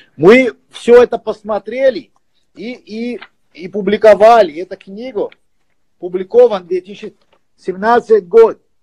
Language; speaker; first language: Russian; non-native, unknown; Portuguese